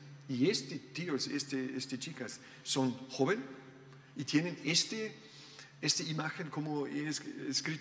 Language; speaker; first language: Spanish; non-native, learner; German